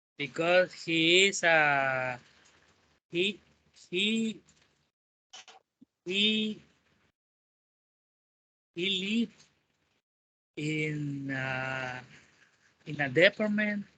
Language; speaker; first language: English; non-native, learner; Spanish